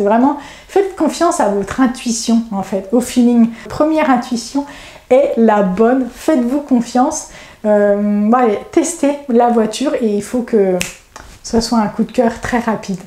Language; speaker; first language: French; native; French